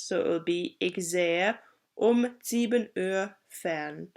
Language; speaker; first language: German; non-native, fluent; English